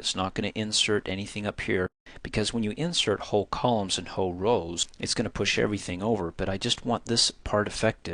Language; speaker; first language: English; native; English